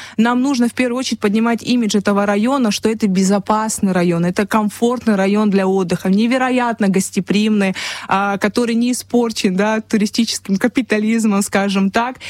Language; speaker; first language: Russian; non-native, local second language; Abkhazian